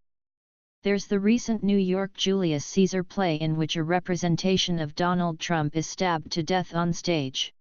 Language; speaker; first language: English; native; English